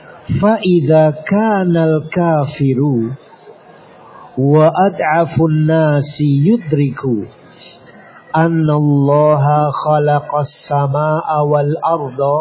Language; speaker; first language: Arabic; non-native, fluent; Indonesian